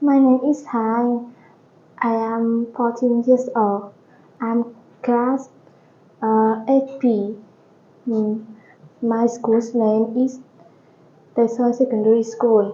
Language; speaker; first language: English; non-native, learner; Vietnamese